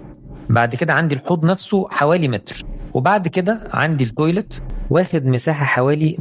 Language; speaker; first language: Arabic; native; Arabic